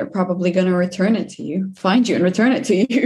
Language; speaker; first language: English; non-native, fluent; Czech